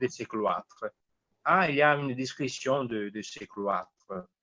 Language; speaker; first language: French; non-native, fluent; Italian